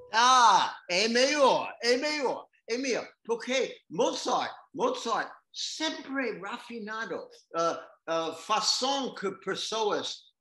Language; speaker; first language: Portuguese; non-native, learner; English